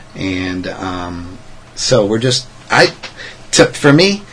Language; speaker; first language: English; native; English